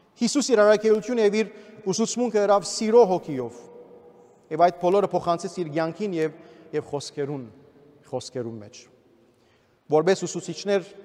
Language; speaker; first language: Armenian; early bilingual, heritage; Armenian